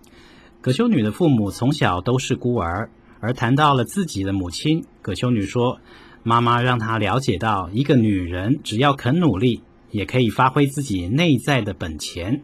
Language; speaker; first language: Chinese; native; Chinese